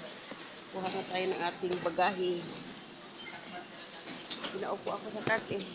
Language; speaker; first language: Filipino; non-native, local second language; Cebuano